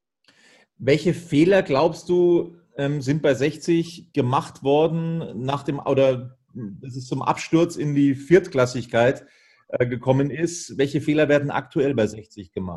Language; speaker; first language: German; native; German